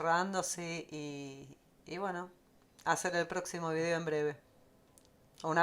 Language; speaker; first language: Spanish; native; Spanish